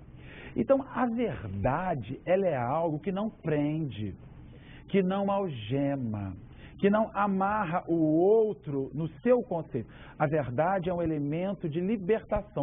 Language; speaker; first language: Portuguese; native; Portuguese